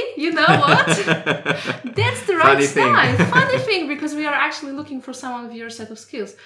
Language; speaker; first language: English; non-native, fluent; Polish